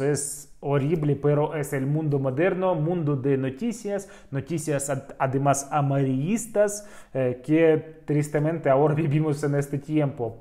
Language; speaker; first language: Spanish; non-native, learner; Russian